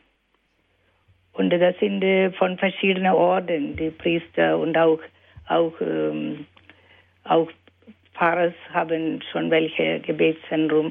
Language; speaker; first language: German; non-native, fluent; Malayalam